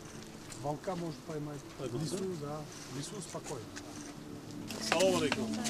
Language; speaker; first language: Russian; non-native, local second language; Tajik